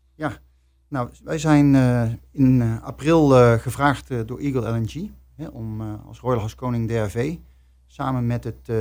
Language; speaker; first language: English; non-native, fluent; Dutch